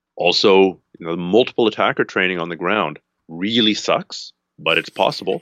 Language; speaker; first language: English; native; English